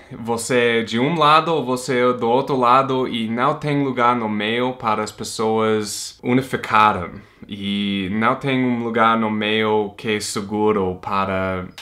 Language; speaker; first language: Portuguese; non-native, fluent; English